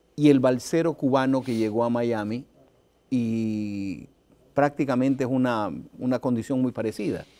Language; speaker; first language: Spanish; native; Spanish